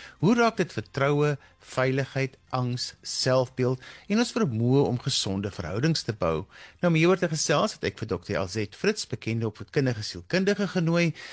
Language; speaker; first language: Afrikaans; native; Afrikaans